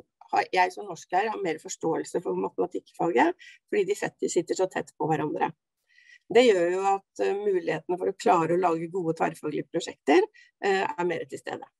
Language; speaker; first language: Norwegian; native; Norwegian